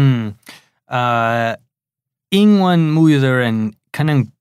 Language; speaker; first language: Chinese; non-native, fluent; English